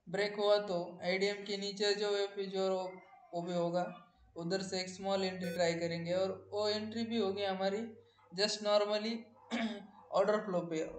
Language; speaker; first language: Hindi; non-native, local second language; Marathi